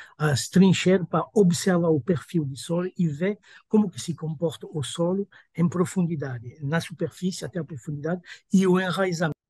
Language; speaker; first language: Portuguese; non-native, fluent; French